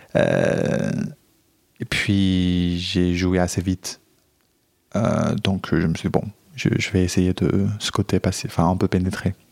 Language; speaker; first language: French; non-native, fluent; Chinese